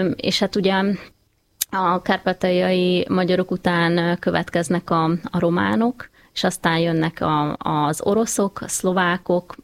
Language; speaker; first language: Hungarian; native; Hungarian